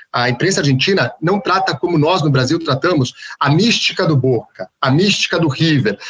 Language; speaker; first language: Portuguese; native; Portuguese